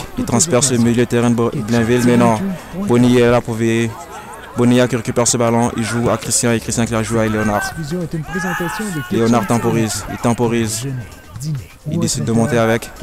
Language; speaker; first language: French; native; French